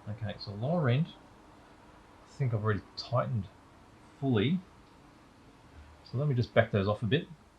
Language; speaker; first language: English; native; English